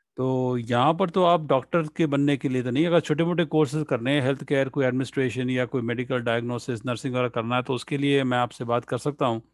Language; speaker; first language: Hindi; non-native, local second language; Punjabi